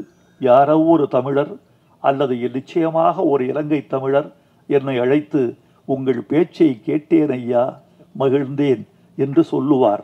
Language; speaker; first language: Tamil; native; Tamil